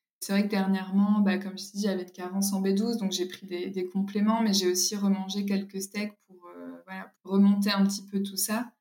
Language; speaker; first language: French; native; French